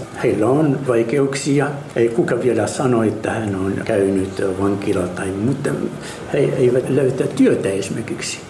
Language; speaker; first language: Finnish; non-native, fluent; Arabic